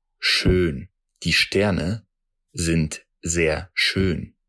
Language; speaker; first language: German; non-native, fluent; Russian